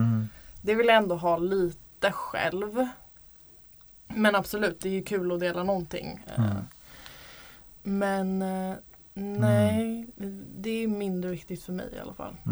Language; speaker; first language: Swedish; native; Swedish